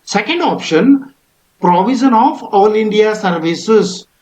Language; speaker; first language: English; non-native, local second language; Kannada